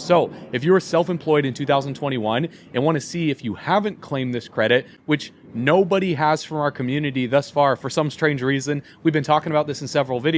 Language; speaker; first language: English; native; English